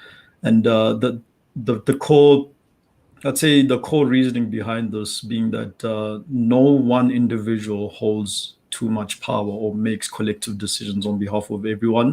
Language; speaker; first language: English; non-native, local second language; Tswana